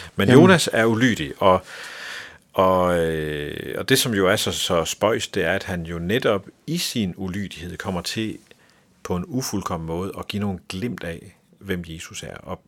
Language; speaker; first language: Danish; native; Danish